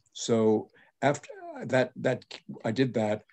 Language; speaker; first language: English; early bilingual, other home language; French